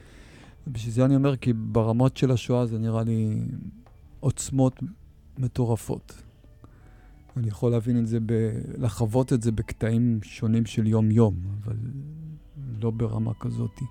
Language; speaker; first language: Hebrew; native; Hebrew